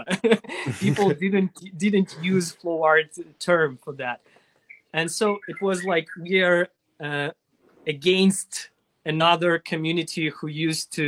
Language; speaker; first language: English; non-native, learner; Russian